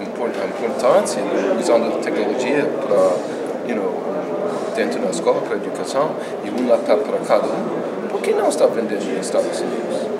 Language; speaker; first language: Portuguese; non-native, fluent; English